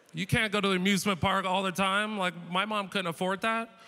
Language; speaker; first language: English; native; English